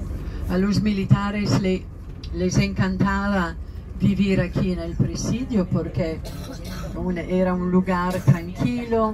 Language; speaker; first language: Spanish; non-native, fluent; Italian